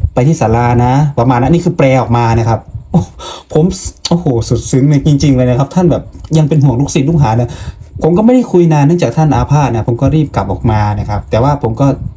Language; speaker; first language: Thai; non-native, local second language; Lao